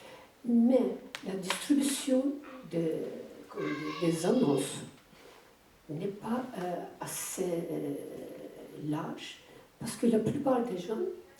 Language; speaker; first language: French; non-native, fluent; Turkish